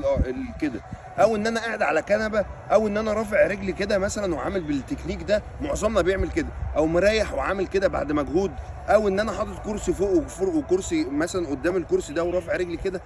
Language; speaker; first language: Arabic; native; Arabic